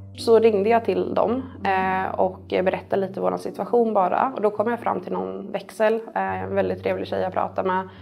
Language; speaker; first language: Swedish; native; Swedish